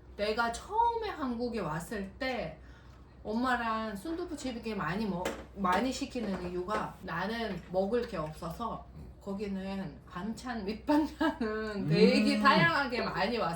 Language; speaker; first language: Korean; non-native, fluent; Russian